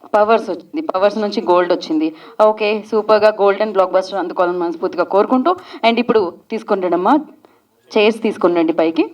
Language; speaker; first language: Telugu; native; Telugu